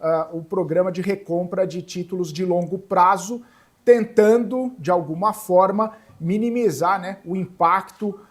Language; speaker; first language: Portuguese; native; Portuguese